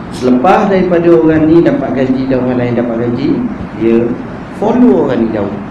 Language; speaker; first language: Malay; native; Malay